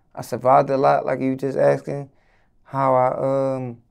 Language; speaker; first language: English; native; English